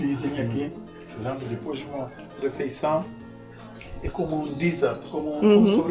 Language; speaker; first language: Portuguese; non-native, local second language; Kabuverdianu